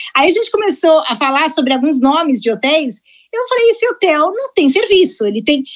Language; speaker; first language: Portuguese; early bilingual, heritage; Portuguese